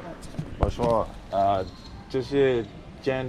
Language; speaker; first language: Chinese; non-native, fluent; English